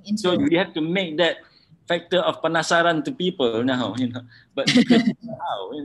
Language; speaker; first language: English; non-native, local second language; Malay